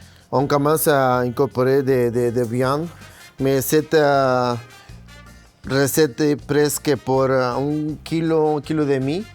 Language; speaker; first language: French; non-native, fluent; Spanish